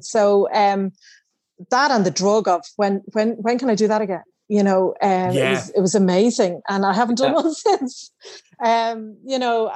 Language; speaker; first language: English; native; English